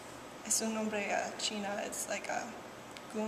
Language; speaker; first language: Spanish; non-native, learner; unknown